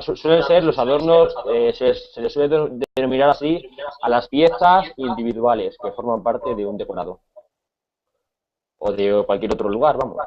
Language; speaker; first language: Spanish; native; Spanish